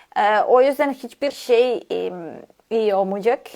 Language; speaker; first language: Turkish; non-native, learner; Serbian